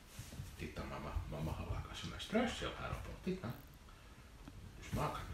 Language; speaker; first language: Swedish; non-native, fluent; Indonesian